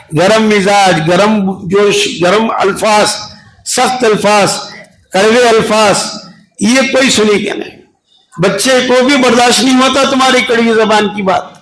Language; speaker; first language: Urdu; native; Urdu